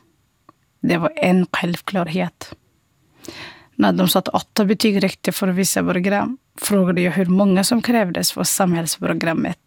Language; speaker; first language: Swedish; non-native, fluent; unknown